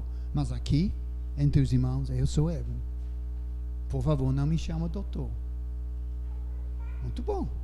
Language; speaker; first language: Portuguese; non-native, fluent; English